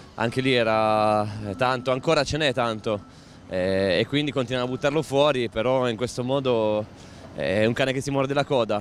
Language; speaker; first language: Italian; native; Italian